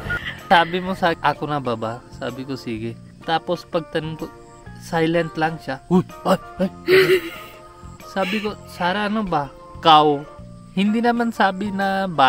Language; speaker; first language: Filipino; non-native, learner; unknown